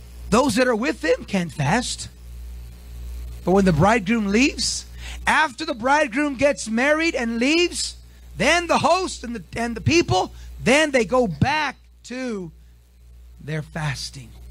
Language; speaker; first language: English; native; English